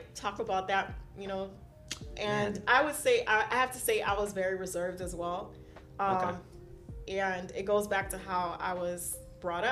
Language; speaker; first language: English; early bilingual, other home language; Haitian Creole